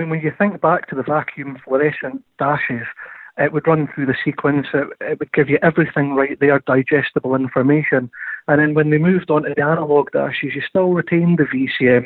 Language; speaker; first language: English; native; English